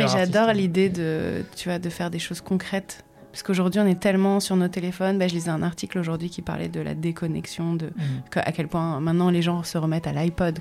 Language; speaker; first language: French; native; French